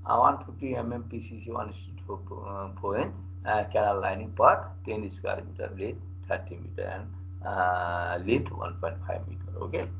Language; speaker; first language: English; non-native, local second language; Nepali